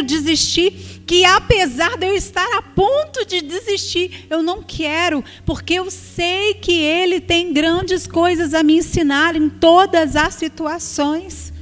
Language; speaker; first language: Portuguese; native; Portuguese